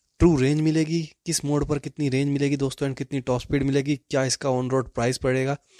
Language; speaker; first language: Hindi; native; Hindi